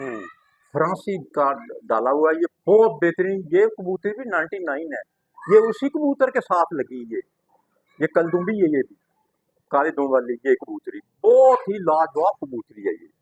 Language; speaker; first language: Hindi; non-native, local second language; Punjabi